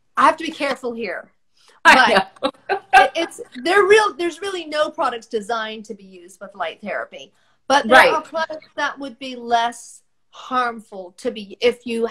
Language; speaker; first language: English; native; English